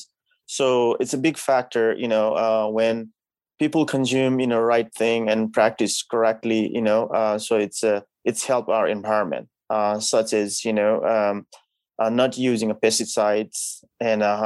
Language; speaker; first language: English; non-native, local second language; Nepali